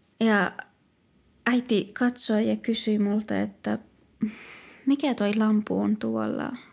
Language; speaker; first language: Finnish; non-native, fluent; Persian